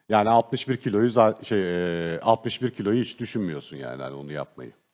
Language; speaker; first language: Turkish; native; Turkish